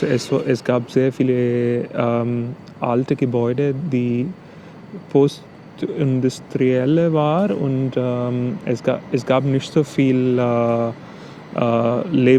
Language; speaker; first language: German; non-native, fluent; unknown